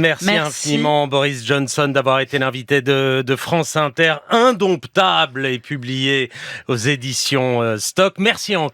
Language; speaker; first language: French; native; French